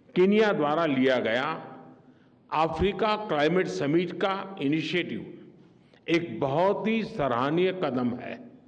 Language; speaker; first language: Hindi; non-native, local second language; Gujarati